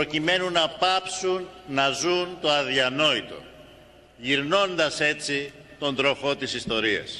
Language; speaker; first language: Greek; native; Greek